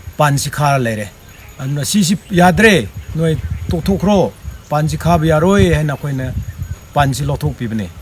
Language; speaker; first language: Manipuri; non-native, local second language; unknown